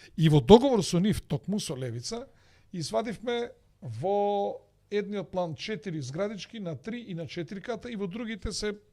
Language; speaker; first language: Macedonian; native; Macedonian